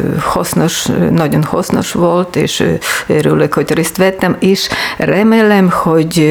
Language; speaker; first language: Hungarian; non-native, learner; Ukrainian